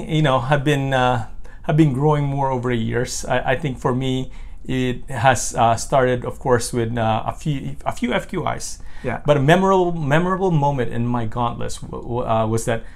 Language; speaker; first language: English; non-native, local second language; Filipino